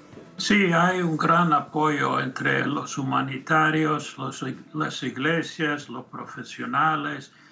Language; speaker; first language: Spanish; non-native, fluent; English